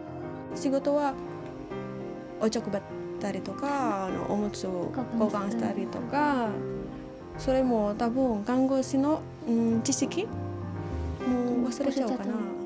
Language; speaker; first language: Japanese; non-native, learner; Indonesian